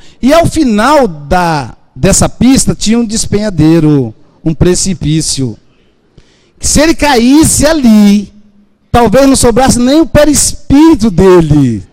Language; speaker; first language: Portuguese; native; Portuguese